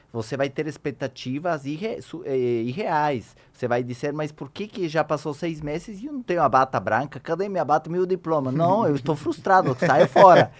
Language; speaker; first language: Portuguese; non-native, fluent; Spanish